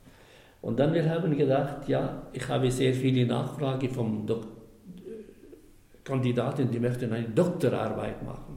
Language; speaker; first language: German; non-native, fluent; Arabic